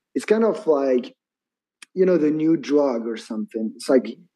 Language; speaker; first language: English; non-native, fluent; French